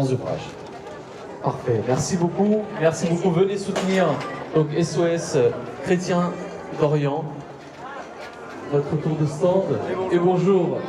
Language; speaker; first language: French; native; French